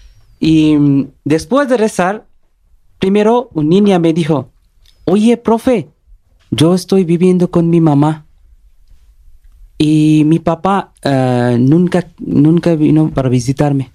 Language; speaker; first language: Spanish; non-native, learner; Bangla